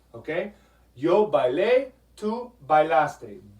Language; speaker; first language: Spanish; non-native, fluent; English